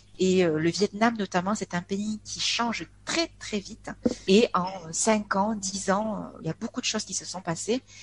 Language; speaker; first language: French; native; French